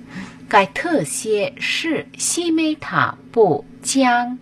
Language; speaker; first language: Chinese; non-native, learner; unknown